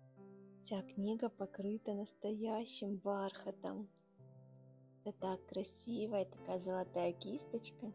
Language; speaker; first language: Russian; native; Russian